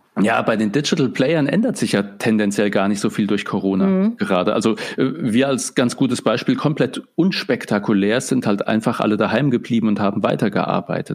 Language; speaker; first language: German; native; German